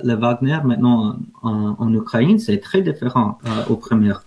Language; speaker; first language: French; non-native, fluent; English